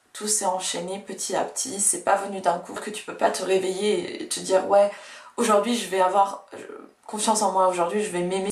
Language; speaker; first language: French; early bilingual, other home language; Russian